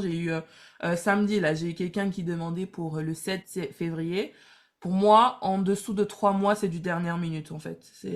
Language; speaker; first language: French; native; French